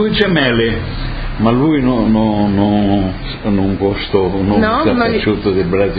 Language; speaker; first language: Italian; early bilingual, heritage; Portuguese